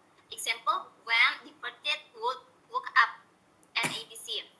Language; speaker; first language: English; non-native, learner; Indonesian